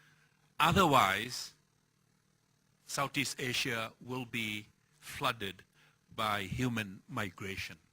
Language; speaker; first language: English; non-native, fluent; Thai